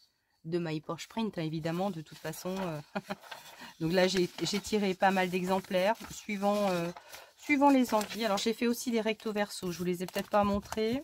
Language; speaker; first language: French; native; French